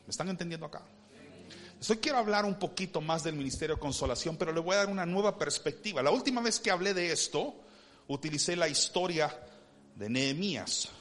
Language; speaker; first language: Spanish; early bilingual, heritage; Spanish